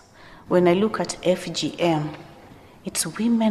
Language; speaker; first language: English; non-native, local second language; Luo (Kenya and Tanzania)